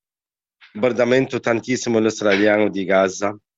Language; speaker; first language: Italian; non-native, learner; Arabic